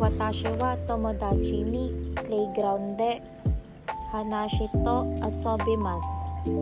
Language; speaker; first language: Japanese; non-native, learner; Filipino